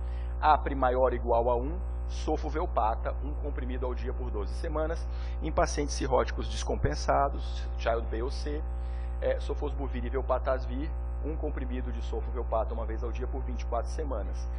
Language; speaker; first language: Portuguese; native; Portuguese